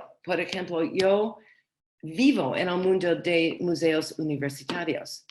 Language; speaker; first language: Spanish; non-native, learner; English